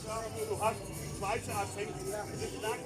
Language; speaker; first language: German; non-native, local second language; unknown